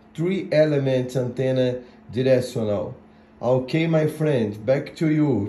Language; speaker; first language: English; non-native, learner; Portuguese